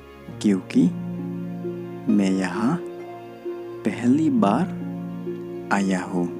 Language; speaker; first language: Hindi; non-native, local second language; Khasi